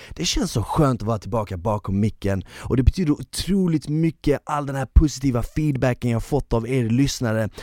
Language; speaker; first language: Swedish; early bilingual, other home language; Bosnian